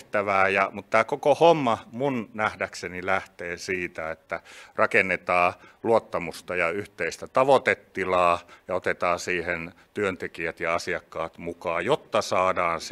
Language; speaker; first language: Finnish; native; Finnish